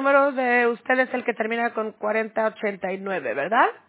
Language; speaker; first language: Spanish; early bilingual, heritage; Spanish